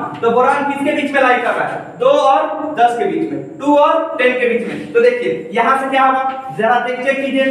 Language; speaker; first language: Hindi; native; Hindi